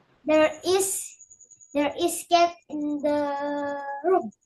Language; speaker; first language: English; non-native, learner; Indonesian